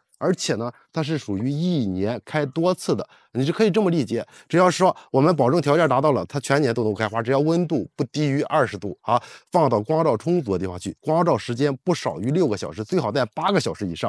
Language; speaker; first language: Chinese; native; Chinese